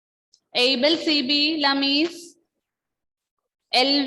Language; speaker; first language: French; non-native, fluent; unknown